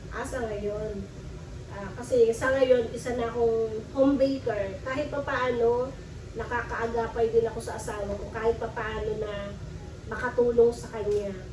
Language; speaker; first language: Filipino; native; Filipino